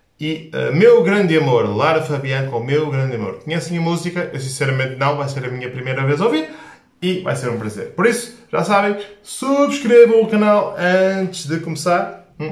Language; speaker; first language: Portuguese; native; Portuguese